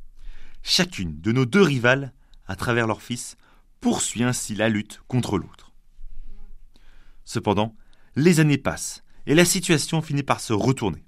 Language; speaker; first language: French; native; French